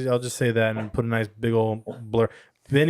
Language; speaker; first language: English; native; English